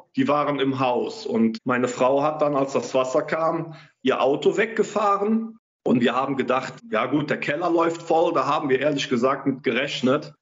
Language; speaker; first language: German; native; German